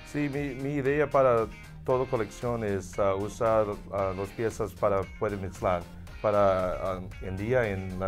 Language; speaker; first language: Spanish; non-native, learner; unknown